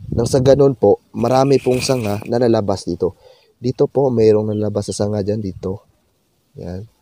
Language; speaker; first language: Filipino; non-native, local second language; Cebuano